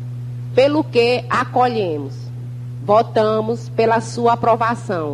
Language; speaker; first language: Portuguese; native; Portuguese